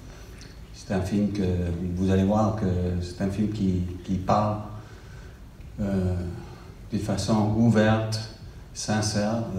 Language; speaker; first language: French; non-native, fluent; English